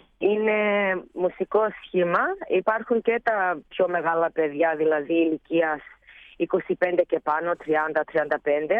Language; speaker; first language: Greek; early bilingual, heritage; Greek